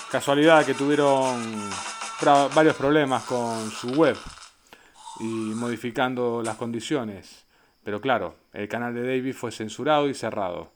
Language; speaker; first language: Spanish; native; Spanish